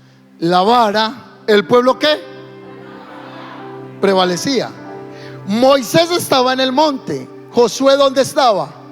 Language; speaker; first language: Spanish; native; Spanish